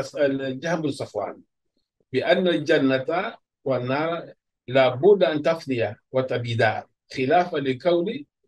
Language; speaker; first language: Arabic; non-native, fluent; Urdu